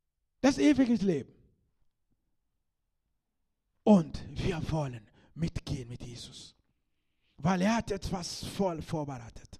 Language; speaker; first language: German; non-native, learner; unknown